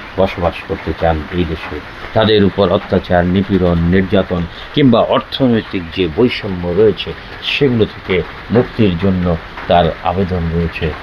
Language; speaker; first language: Bangla; native; Bangla